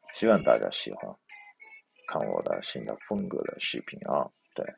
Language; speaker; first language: Chinese; non-native, fluent; Japanese